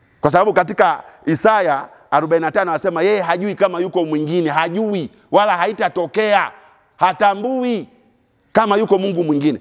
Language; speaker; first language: Swahili; native; Swahili